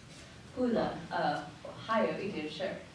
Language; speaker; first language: Chinese; non-native, learner; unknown